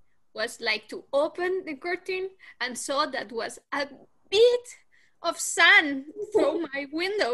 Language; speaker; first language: English; non-native, learner; Spanish